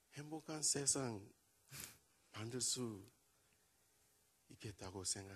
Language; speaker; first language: Korean; non-native, learner; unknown